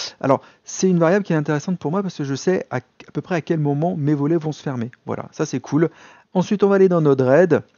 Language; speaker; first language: French; native; French